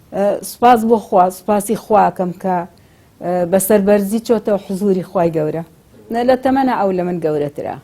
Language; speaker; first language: Central Kurdish; native; Central Kurdish